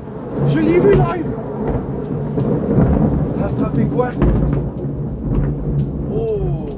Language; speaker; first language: French; native; French